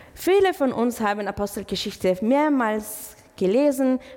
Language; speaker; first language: German; non-native, fluent; Arabic